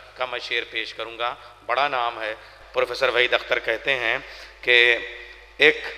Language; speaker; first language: Urdu; native; Urdu